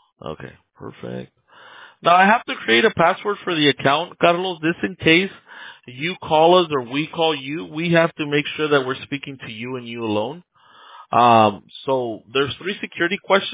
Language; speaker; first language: English; early bilingual, other home language; Spanish